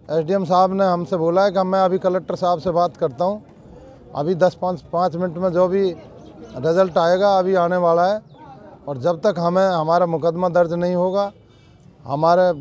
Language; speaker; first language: Hindi; native; Hindi